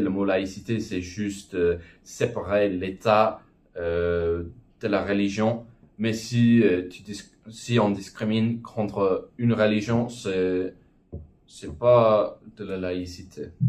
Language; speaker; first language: French; non-native, fluent; English